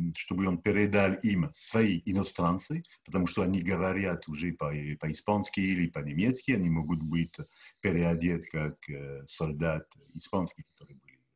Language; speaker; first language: Russian; non-native, learner; French